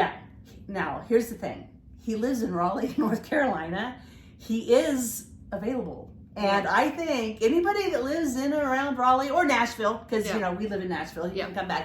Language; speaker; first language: English; native; English